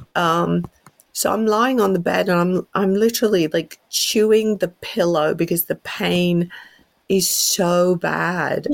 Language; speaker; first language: English; native; English